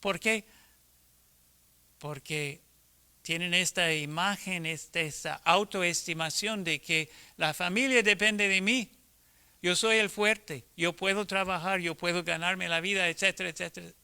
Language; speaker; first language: Spanish; non-native, fluent; English